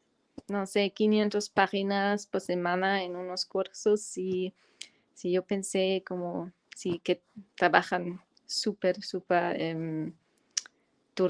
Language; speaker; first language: Spanish; non-native, fluent; German